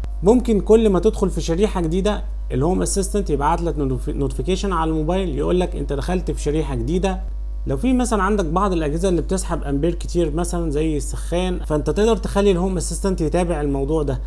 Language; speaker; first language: Arabic; native; Arabic